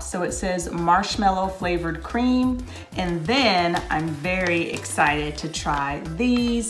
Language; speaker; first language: English; native; English